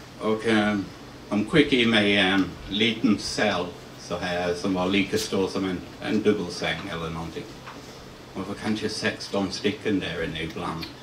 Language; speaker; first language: Swedish; non-native, fluent; English